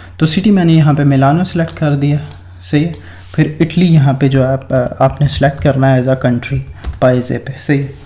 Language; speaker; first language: Urdu; non-native, local second language; Punjabi